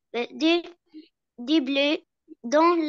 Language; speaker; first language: French; non-native, learner; Arabic